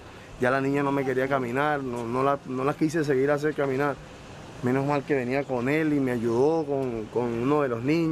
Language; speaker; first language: Spanish; native; Spanish